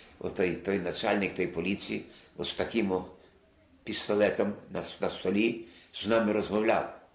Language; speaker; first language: Ukrainian; non-native, local second language; Polish